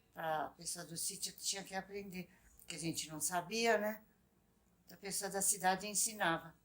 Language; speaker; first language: Portuguese; non-native, local second language; Japanese